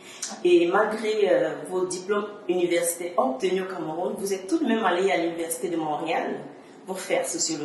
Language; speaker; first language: French; native; French